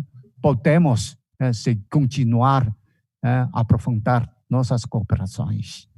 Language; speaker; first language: Portuguese; non-native, fluent; Chinese